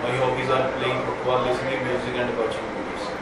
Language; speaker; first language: English; non-native, learner; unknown